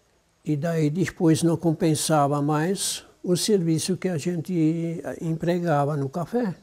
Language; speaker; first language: Portuguese; non-native, local second language; German